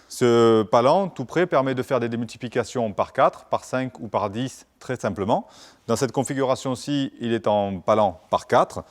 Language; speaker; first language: French; native; French